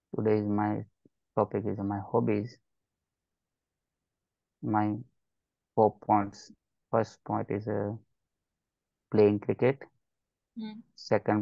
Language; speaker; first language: English; non-native, learner; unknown